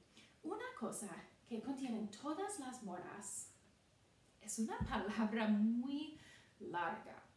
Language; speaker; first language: Spanish; non-native, fluent; English